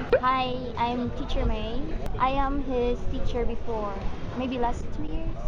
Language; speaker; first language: English; non-native, learner; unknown